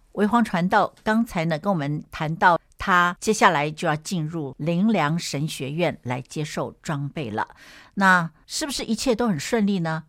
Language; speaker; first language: Chinese; native; Chinese